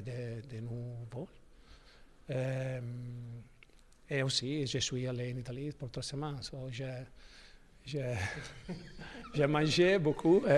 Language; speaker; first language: French; non-native, learner; Italian